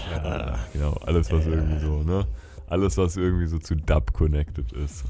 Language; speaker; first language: German; native; German